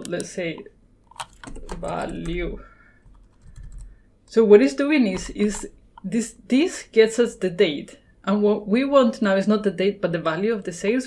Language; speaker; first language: English; non-native, fluent; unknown